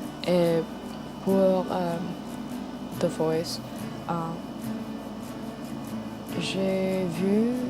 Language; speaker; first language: French; non-native, learner; English